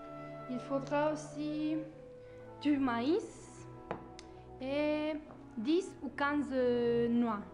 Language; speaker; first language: French; non-native, learner; Spanish